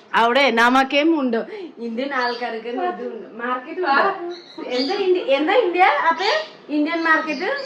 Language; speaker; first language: Malayalam; non-native, learner; Nepali